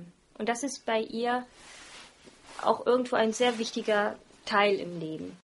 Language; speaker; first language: German; early bilingual, other home language; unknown